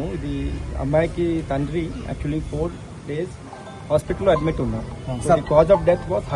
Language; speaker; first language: Telugu; non-native, local second language; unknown